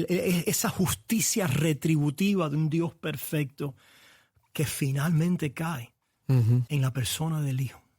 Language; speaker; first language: Spanish; native; Spanish